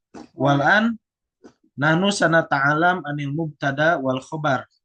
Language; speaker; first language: Arabic; non-native, fluent; Indonesian